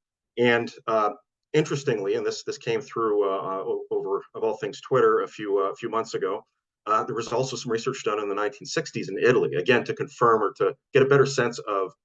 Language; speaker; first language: English; native; English